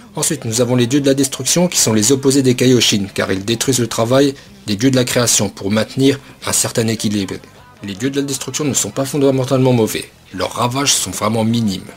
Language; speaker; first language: French; native; French